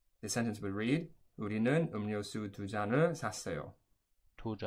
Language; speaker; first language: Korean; non-native, learner; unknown